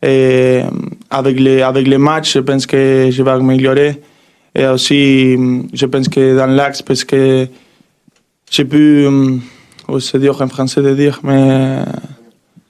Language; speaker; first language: French; non-native, learner; Spanish